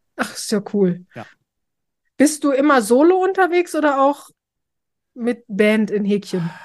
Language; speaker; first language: German; native; German